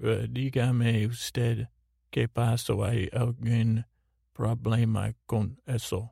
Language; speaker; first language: Spanish; non-native, learner; English